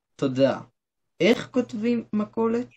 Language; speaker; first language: Hebrew; non-native, learner; Turkish